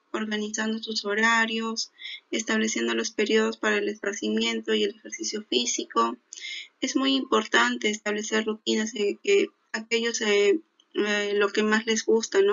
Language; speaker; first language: Spanish; native; Spanish